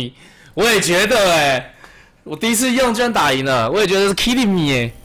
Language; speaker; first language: Chinese; native; Chinese